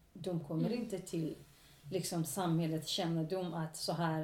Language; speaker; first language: Swedish; non-native, local second language; Kurdish